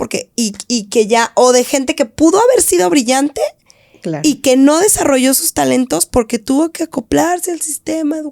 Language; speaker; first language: Spanish; native; Spanish